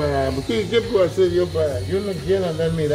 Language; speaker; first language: Spanish; native; Spanish